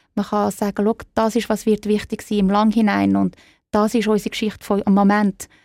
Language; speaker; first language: German; native; German